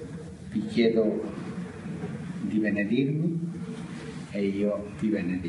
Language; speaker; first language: Italian; non-native, fluent; Spanish